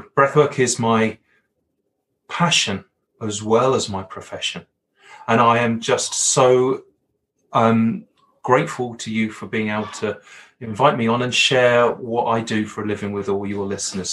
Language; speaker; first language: English; native; English